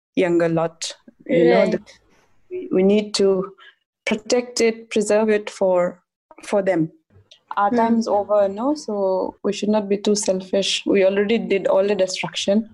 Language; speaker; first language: English; non-native, local second language; Adi